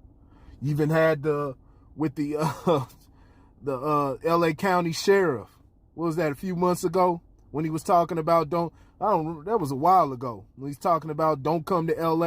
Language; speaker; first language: English; native; English